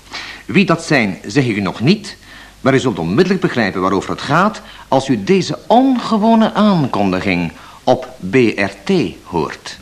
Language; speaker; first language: Dutch; native; Dutch